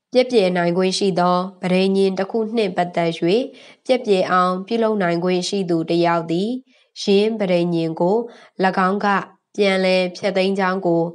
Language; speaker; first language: Burmese; native; Burmese